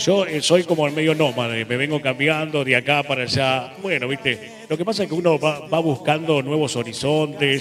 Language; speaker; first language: Spanish; native; Spanish